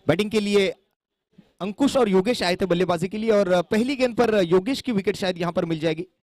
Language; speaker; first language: Hindi; non-native, local second language; Marathi